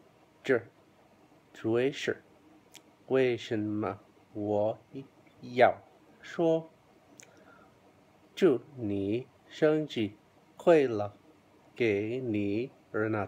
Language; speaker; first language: Chinese; non-native, learner; English